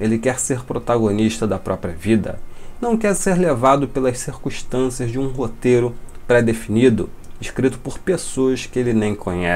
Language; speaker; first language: Portuguese; native; Portuguese